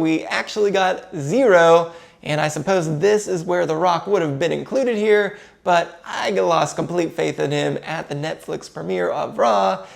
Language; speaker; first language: English; native; English